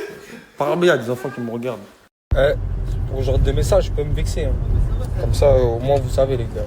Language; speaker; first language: French; native; French